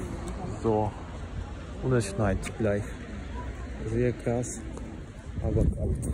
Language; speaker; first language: German; non-native, learner; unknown